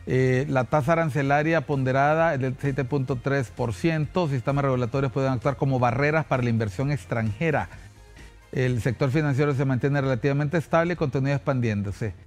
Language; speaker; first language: Spanish; native; Spanish